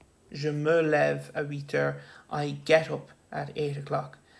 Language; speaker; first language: French; non-native, fluent; English